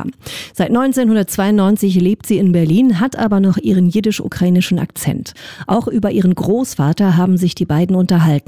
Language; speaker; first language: German; native; German